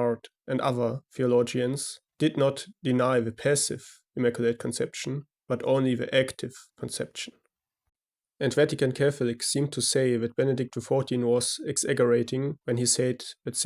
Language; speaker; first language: English; non-native, fluent; German